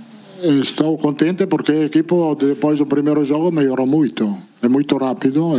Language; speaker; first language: Portuguese; non-native, learner; Italian